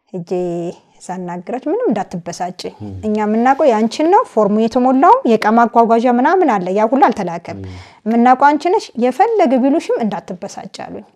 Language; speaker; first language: Amharic; native; Amharic